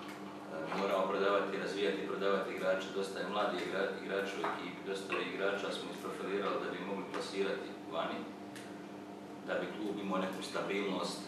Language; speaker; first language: Croatian; native; Croatian